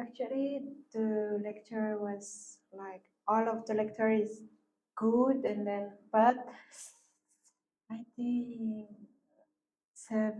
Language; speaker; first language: English; non-native, learner; Malagasy